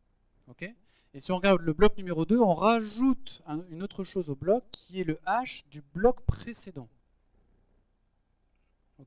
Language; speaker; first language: French; native; French